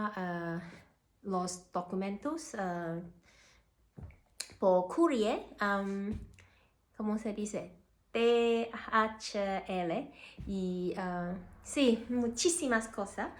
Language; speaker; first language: Spanish; non-native, learner; Cantonese